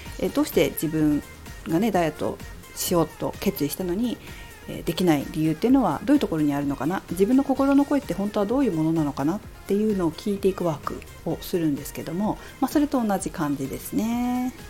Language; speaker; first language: Japanese; native; Japanese